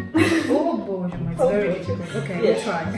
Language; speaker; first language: English; non-native, fluent; Italian